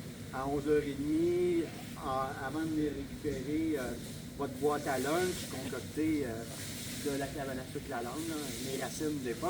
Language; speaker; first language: French; native; French